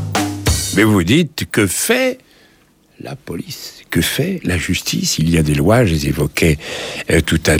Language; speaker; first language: French; native; French